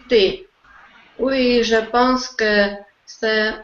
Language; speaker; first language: French; non-native, learner; Russian